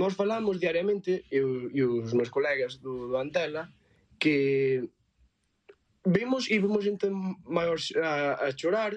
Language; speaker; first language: Spanish; non-native, learner; Portuguese